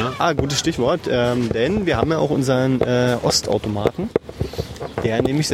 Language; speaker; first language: German; native; German